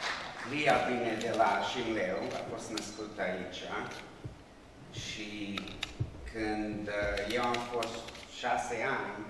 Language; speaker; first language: Romanian; non-native, local second language; Hungarian